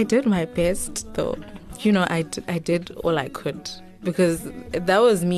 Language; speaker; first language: English; non-native, local second language; Xhosa